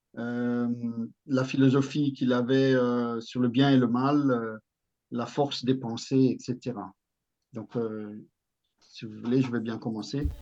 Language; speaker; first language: French; native; French